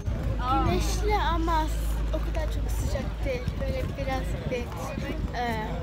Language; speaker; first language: Turkish; early bilingual, heritage; English